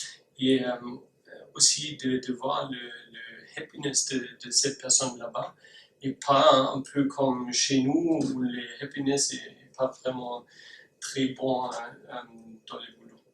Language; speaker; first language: French; non-native, learner; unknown